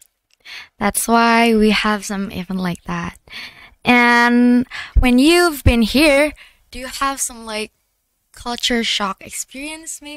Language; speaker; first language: English; non-native, learner; Indonesian